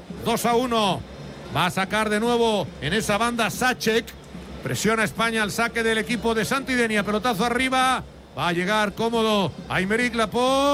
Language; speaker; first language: Spanish; native; Spanish